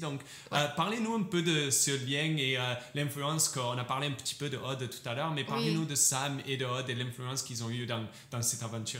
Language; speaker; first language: French; native; French